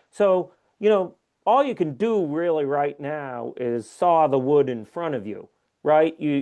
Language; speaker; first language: English; native; English